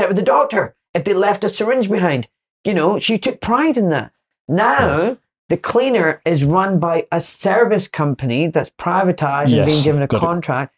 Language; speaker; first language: English; native; English